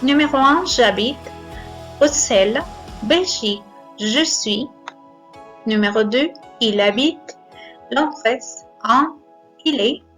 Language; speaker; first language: French; non-native, fluent; Spanish